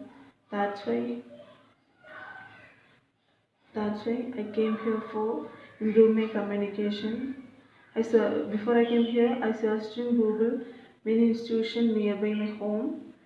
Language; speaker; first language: English; non-native, learner; Malayalam